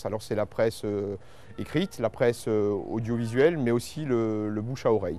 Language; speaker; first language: French; native; French